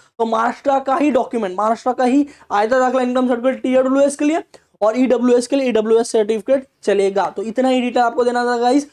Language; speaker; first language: Hindi; non-native, local second language; Marathi